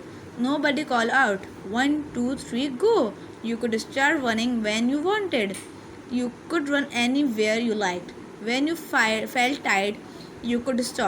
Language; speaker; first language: English; non-native, local second language; Urdu